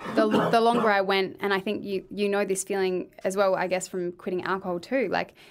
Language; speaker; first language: English; native; English